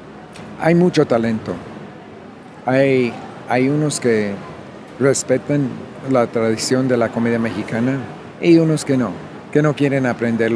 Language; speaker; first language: Spanish; non-native, fluent; English